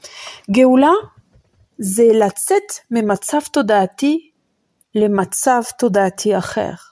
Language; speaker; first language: Hebrew; non-native, fluent; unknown